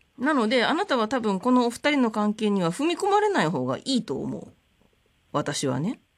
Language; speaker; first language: Japanese; native; Japanese